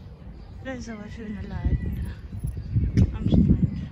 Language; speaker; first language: German; non-native, learner; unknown